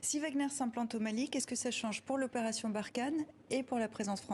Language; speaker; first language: French; native; French